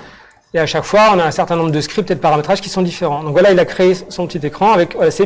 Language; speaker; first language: French; native; French